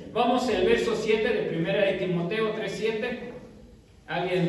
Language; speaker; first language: Spanish; native; Spanish